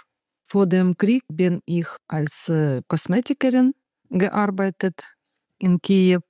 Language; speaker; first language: German; non-native, learner; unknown